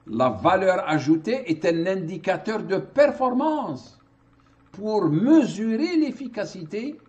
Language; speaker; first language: French; non-native, local second language; Arabic